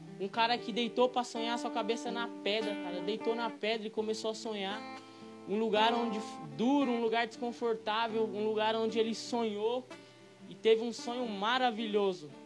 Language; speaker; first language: Portuguese; native; Portuguese